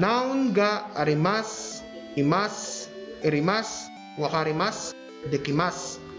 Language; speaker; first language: Japanese; non-native, fluent; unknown